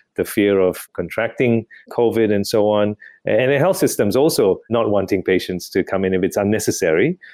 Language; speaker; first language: English; non-native, local second language; Tamil